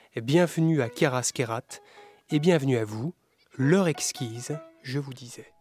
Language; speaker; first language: French; native; French